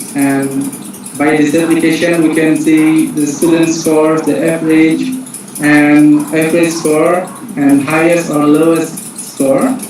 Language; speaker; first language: English; non-native, fluent; Indonesian